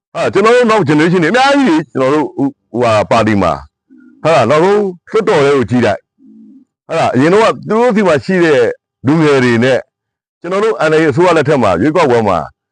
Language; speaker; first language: Burmese; native; Burmese